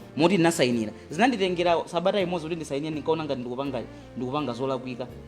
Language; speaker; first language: Nyanja; native; Nyanja